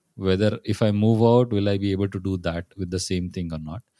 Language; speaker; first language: English; non-native, local second language; Marathi